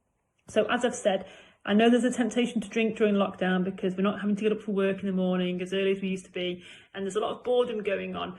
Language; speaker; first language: English; native; English